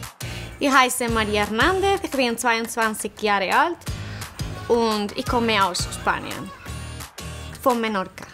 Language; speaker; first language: German; non-native, learner; Spanish